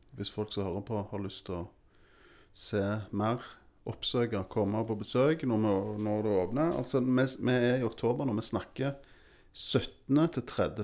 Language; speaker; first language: Norwegian; native; Norwegian